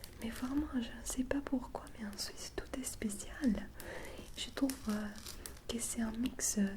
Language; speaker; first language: French; non-native, fluent; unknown